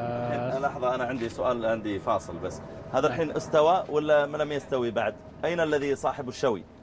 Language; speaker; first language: Arabic; native; Arabic